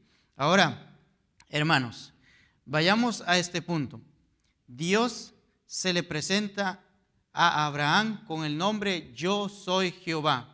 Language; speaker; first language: Spanish; native; Spanish